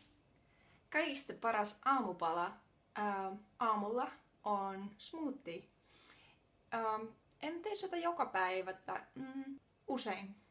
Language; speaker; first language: Finnish; non-native, learner; Estonian